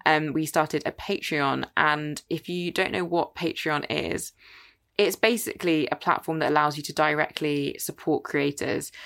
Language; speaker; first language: English; native; English